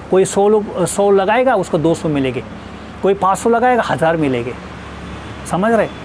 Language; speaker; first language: Hindi; non-native, local second language; Marathi